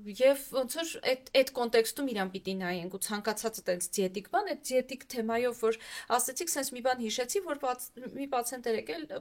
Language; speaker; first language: Armenian; native; Armenian